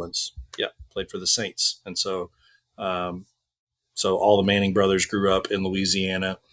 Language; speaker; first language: English; native; English